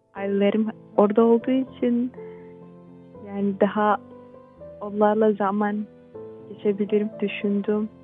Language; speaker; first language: Turkish; non-native, fluent; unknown